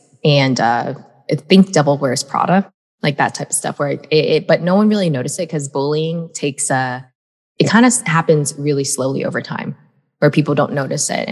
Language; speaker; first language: English; native; English